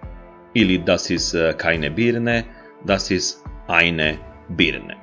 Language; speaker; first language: German; non-native, fluent; Macedonian